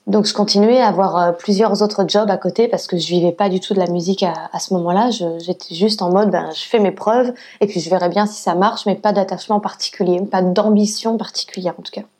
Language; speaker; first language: French; native; French